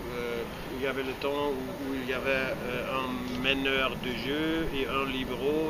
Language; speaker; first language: French; non-native, fluent; German